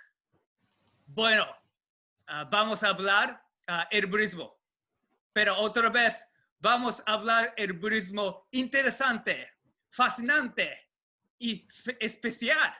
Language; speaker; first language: Spanish; non-native, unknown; Japanese